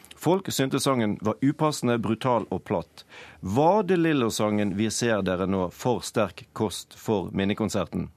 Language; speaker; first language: Norwegian; native; Norwegian